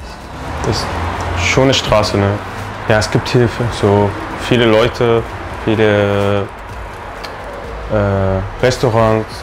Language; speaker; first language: German; non-native, learner; Arabic